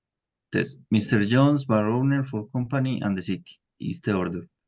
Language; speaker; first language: English; non-native, learner; Spanish